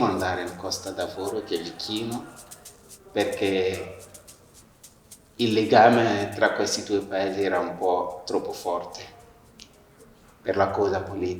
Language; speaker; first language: Italian; non-native, fluent; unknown